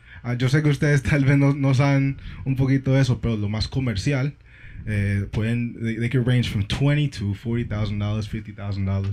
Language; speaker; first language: Spanish; early bilingual, heritage; Spanish